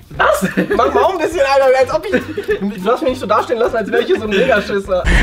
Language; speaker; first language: German; early bilingual, other home language; Italian